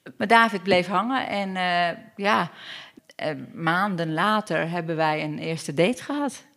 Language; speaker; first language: Dutch; early bilingual, other home language; Turkish